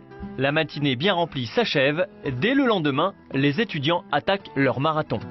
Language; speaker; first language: French; native; French